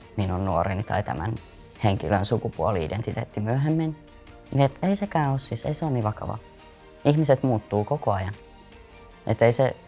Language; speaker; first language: Finnish; native; Finnish